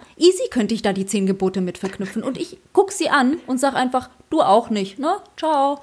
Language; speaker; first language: German; early bilingual, other home language; Polish